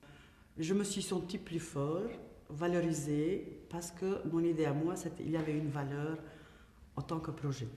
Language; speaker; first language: French; non-native, fluent; Albanian